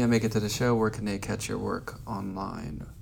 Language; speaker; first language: English; native; English